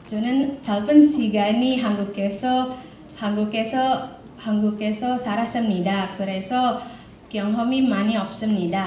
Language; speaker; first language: Korean; non-native, learner; Indonesian